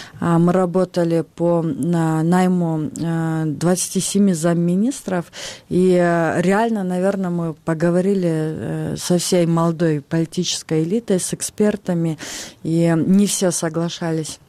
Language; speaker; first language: Russian; non-native, local second language; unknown